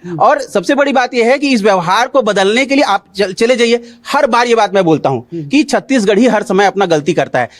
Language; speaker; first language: Hindi; native; Hindi